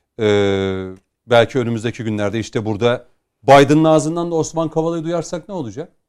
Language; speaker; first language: Turkish; native; Turkish